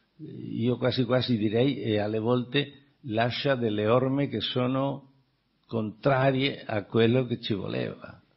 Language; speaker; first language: Italian; non-native, fluent; Spanish